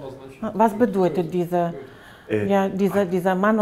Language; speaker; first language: German; non-native, fluent; Russian